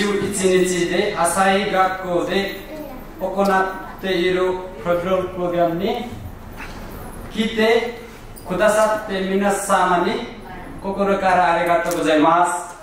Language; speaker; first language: Japanese; non-native, learner; Nepali